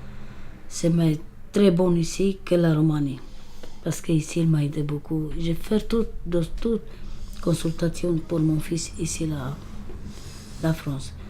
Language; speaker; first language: French; non-native, learner; Romanian